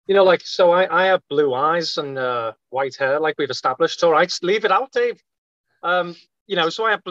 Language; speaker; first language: English; native; English